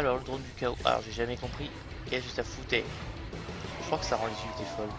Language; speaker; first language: French; native; French